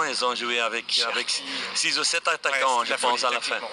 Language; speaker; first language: French; non-native, fluent; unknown